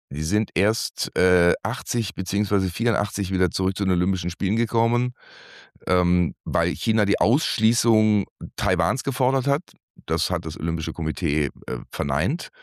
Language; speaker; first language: German; native; German